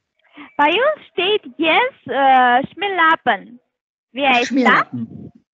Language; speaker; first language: German; non-native, learner; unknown